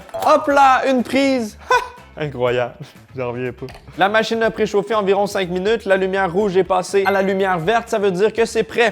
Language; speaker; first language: French; native; French